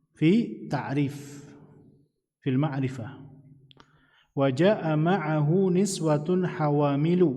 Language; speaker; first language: Arabic; non-native, fluent; Indonesian